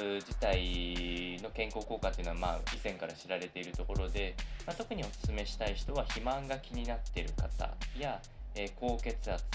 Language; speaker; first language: Japanese; native; Japanese